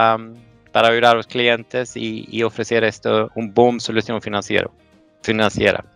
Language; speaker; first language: Portuguese; non-native, fluent; Swedish